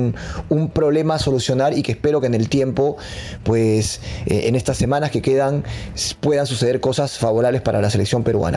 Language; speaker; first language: Spanish; native; Spanish